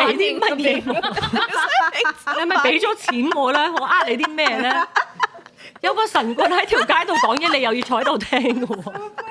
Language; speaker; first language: Cantonese; native; Cantonese